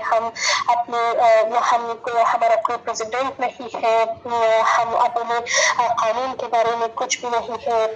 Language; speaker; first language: Hindi; non-native, learner; Persian